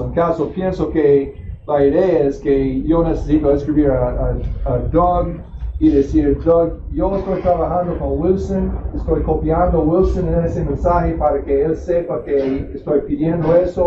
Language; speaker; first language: Spanish; non-native, fluent; English